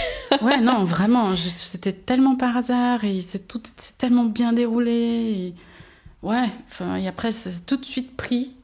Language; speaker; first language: French; non-native, fluent; Portuguese